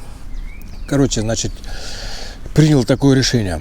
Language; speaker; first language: Russian; native; Russian